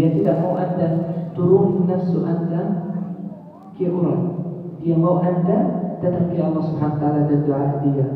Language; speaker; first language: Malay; non-native, learner; Arabic